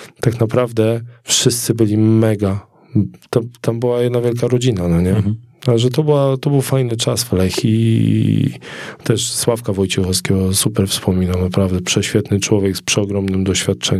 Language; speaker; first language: Polish; native; Polish